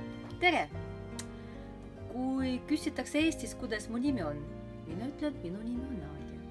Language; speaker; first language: Estonian; non-native, local second language; Russian